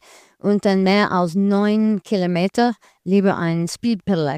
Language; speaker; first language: German; non-native, learner; English